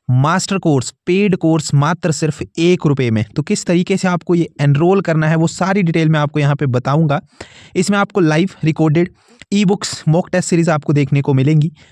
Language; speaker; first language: Hindi; native; Hindi